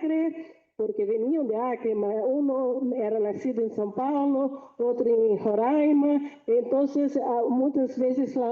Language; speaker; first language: Portuguese; non-native, fluent; Spanish